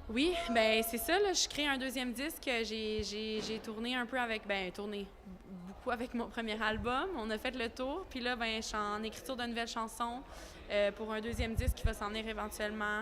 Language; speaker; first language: French; native; French